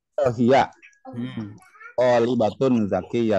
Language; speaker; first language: Arabic; non-native, learner; Indonesian